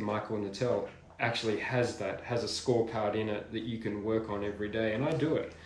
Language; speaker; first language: English; native; English